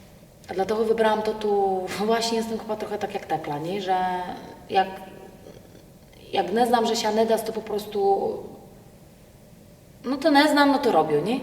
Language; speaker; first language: Polish; non-native, local second language; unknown